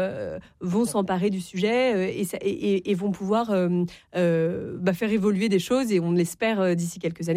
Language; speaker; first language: French; native; French